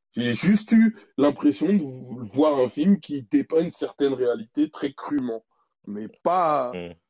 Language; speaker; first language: French; native; French